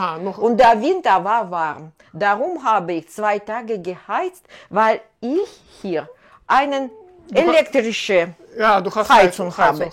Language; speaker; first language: German; non-native, fluent; Russian